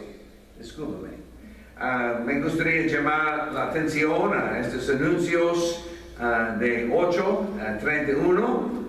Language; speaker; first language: Spanish; non-native, fluent; English